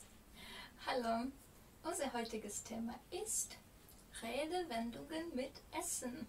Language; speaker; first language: German; non-native, fluent; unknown